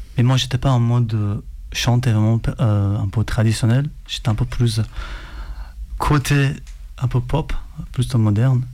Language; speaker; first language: French; non-native, fluent; Persian